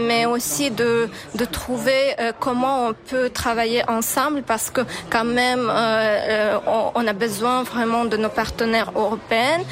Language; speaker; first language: French; non-native, fluent; Ukrainian